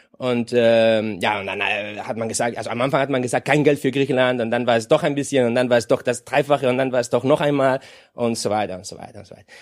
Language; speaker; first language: German; non-native, fluent; Spanish